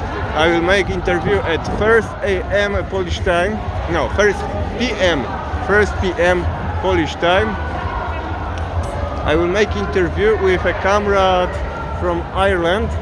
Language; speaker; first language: English; non-native, fluent; Polish